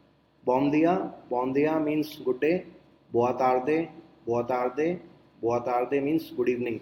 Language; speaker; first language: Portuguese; non-native, learner; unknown